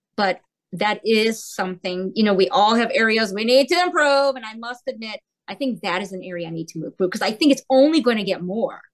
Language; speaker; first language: English; early bilingual, heritage; Korean